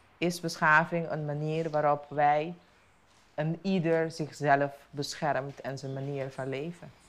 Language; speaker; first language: Dutch; non-native, local second language; Papiamento